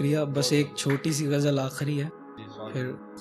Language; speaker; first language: Hindi; native; Hindi